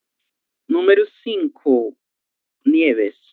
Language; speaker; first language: Spanish; non-native, fluent; Portuguese